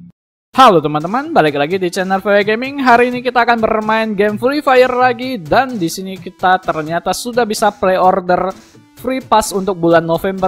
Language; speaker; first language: Indonesian; native; Indonesian